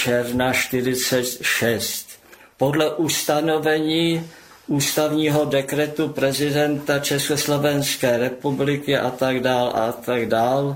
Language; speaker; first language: Czech; non-native, local second language; German